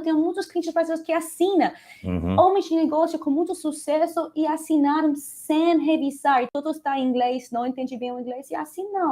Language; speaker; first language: Portuguese; non-native, fluent; Spanish